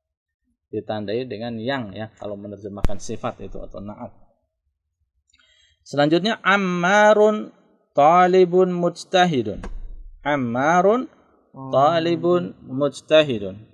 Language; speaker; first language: Indonesian; native; Indonesian